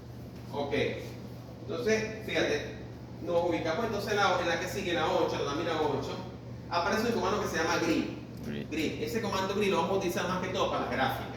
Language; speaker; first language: Spanish; native; Spanish